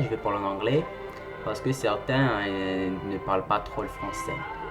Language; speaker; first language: French; non-native, local second language; Comorian